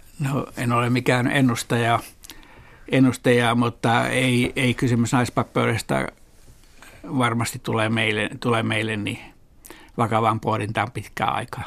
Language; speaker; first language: Finnish; native; Finnish